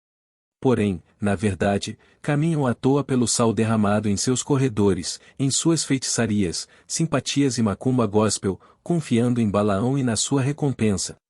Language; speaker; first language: Portuguese; native; Portuguese